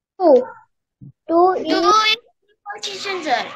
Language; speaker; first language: English; non-native, learner; Tamil